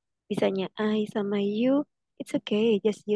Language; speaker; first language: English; non-native, fluent; Indonesian